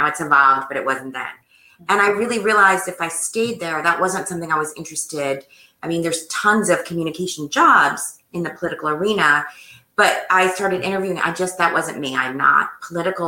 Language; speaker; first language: English; native; English